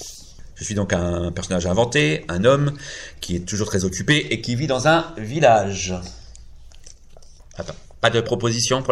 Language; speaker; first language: French; native; French